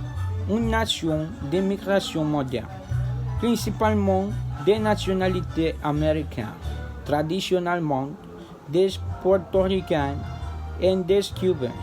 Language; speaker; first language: French; non-native, learner; Spanish